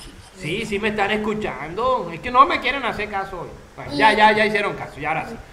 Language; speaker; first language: Spanish; native; Spanish